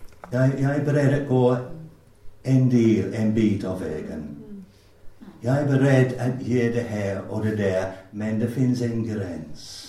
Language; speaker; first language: Swedish; non-native, fluent; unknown